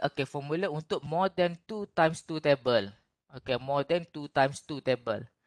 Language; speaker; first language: English; non-native, local second language; Malay